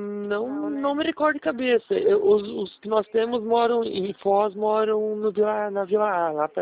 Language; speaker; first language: Portuguese; native; Portuguese